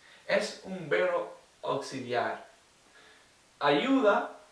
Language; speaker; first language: Spanish; non-native, learner; English